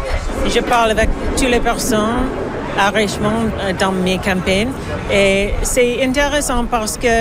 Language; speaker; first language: French; non-native, learner; English